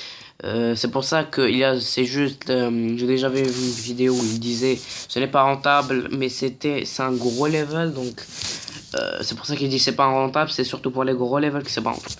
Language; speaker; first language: French; native; French